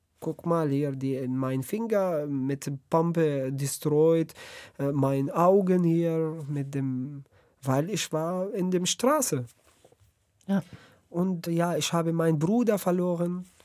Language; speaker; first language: German; non-native, learner; Arabic